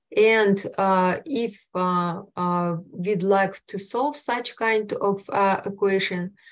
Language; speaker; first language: English; non-native, fluent; Russian